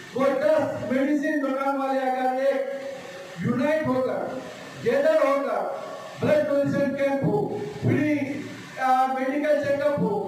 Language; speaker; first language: Hindi; non-native, local second language; Bangla